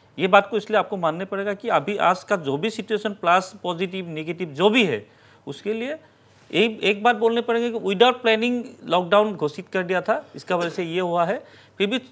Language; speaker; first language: Hindi; non-native, local second language; Assamese